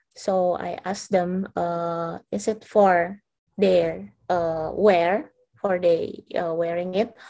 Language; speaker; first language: English; non-native, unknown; Indonesian